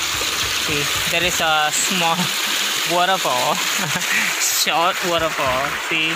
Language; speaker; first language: English; non-native, learner; Indonesian